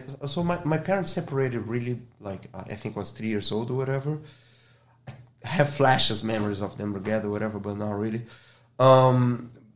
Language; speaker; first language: English; non-native, fluent; Portuguese